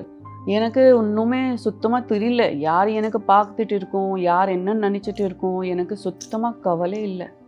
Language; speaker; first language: Tamil; non-native, local second language; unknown